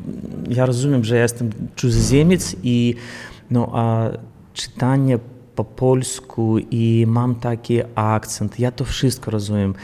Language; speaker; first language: Polish; non-native, learner; Belarusian